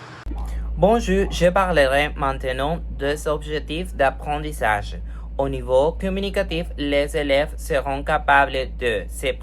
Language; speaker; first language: French; non-native, fluent; Spanish